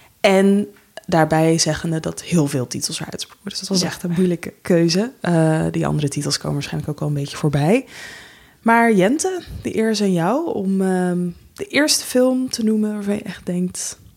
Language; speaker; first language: Dutch; native; Dutch